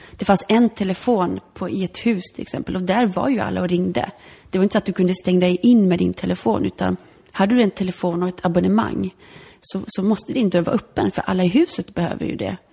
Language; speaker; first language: Swedish; early bilingual, other home language; Polish